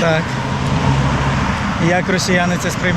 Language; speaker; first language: Ukrainian; native; Ukrainian